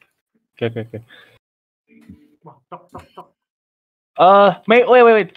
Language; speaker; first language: English; non-native, learner; Indonesian